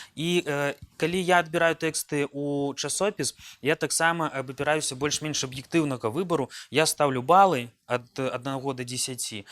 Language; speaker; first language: Belarusian; native; Belarusian